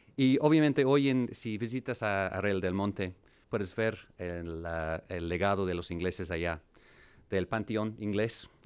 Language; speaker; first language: Spanish; non-native, fluent; English